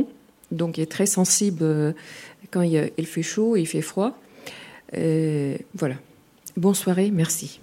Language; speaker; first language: French; non-native, fluent; Arabic